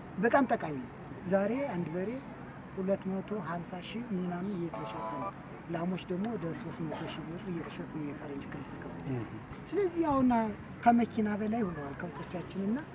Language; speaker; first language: Amharic; native; Amharic